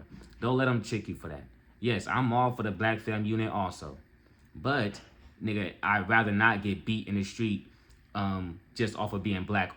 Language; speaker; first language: English; native; English